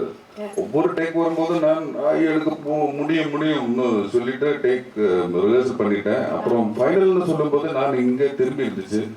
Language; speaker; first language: Tamil; non-native, local second language; Malayalam